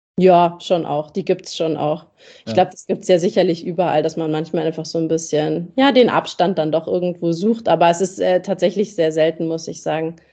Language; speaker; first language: German; native; German